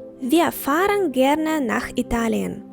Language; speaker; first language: German; non-native, fluent; Ukrainian